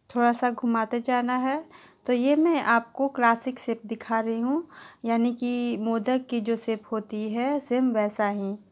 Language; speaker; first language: Hindi; native; Hindi